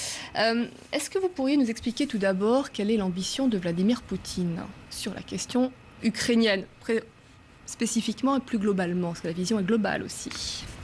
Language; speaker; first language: French; native; French